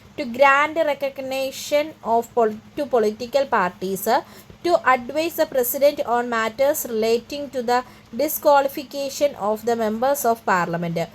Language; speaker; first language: English; non-native, local second language; Malayalam